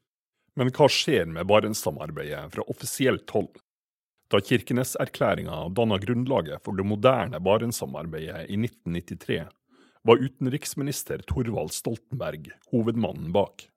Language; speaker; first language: Norwegian; native; Norwegian